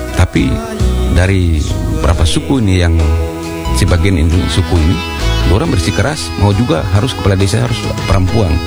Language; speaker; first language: Indonesian; native; Indonesian